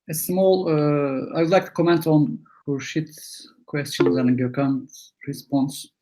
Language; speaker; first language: English; non-native, fluent; Turkish